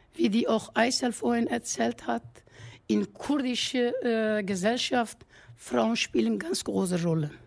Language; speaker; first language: German; non-native, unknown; Kurdish